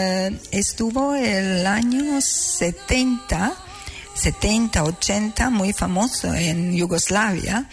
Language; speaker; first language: Spanish; non-native, fluent; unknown